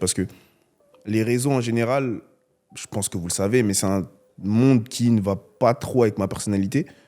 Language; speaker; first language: French; native; French